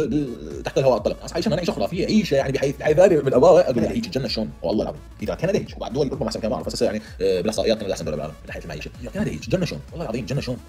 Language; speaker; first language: Arabic; native; Arabic